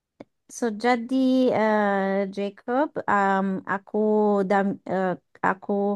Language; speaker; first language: Indonesian; non-native, learner; English